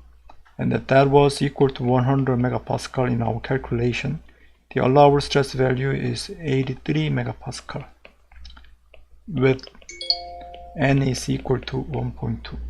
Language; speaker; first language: English; non-native, fluent; Korean